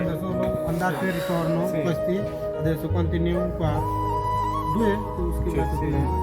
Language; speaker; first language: Italian; non-native, learner; Bangla